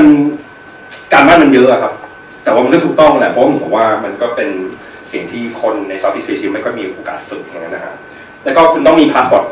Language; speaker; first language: Thai; early bilingual, heritage; Thai